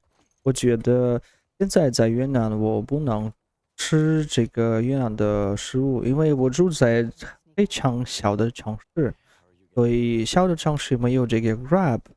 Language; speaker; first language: Chinese; non-native, learner; Russian